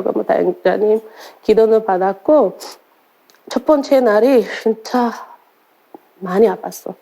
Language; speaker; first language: Korean; non-native, learner; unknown